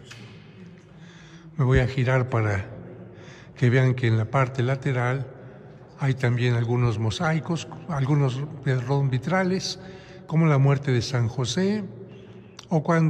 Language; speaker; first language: Spanish; native; Spanish